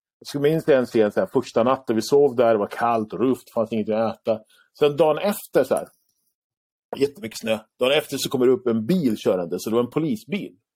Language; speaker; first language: Swedish; early bilingual, other home language; Arabic